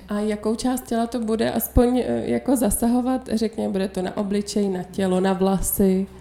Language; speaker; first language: Czech; native; Czech